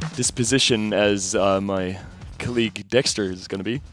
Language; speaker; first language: English; non-native, fluent; German